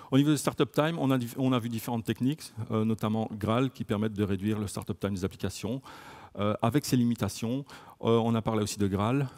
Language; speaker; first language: French; native; French